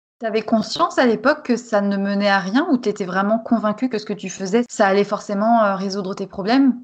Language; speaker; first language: French; native; French